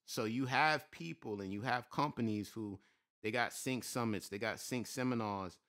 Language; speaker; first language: English; native; English